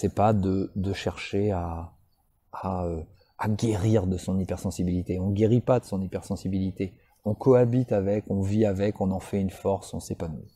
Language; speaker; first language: French; native; French